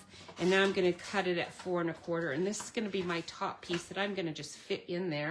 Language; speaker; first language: English; native; English